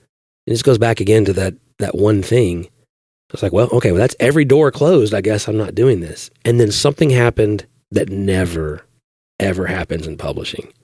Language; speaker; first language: English; native; English